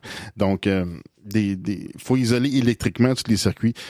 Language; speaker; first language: French; native; French